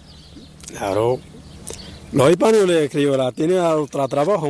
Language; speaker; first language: Spanish; non-native, learner; Arabic